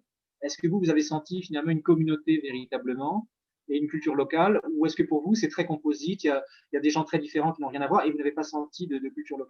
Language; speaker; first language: French; native; French